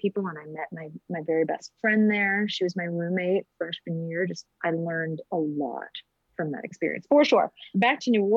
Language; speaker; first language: English; native; English